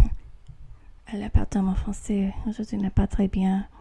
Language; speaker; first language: French; non-native, learner; English